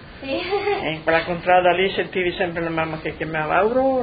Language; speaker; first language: Italian; native; Italian